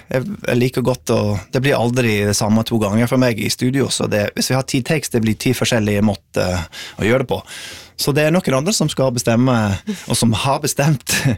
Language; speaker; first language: Norwegian; non-native, fluent; English